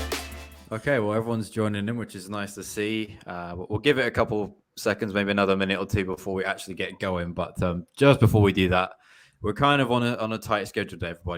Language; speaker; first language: English; native; English